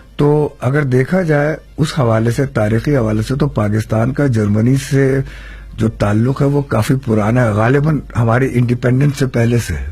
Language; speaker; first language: Urdu; native; Urdu